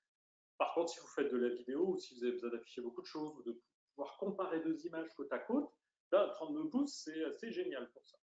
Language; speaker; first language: French; native; French